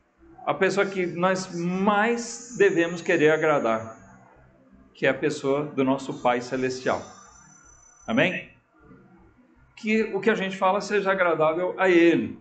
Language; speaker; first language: Portuguese; native; Portuguese